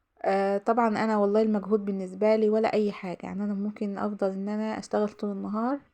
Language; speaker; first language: Arabic; native; Arabic